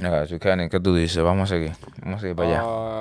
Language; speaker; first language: Spanish; early bilingual, heritage; Spanish